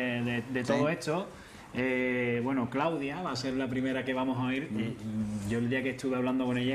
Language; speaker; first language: Spanish; native; Spanish